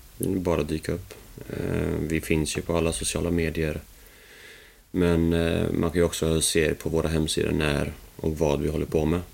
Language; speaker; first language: Swedish; early bilingual, other home language; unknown